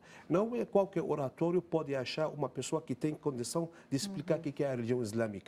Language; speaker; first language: Portuguese; non-native, fluent; Arabic